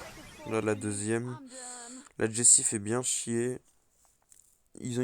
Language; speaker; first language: French; native; French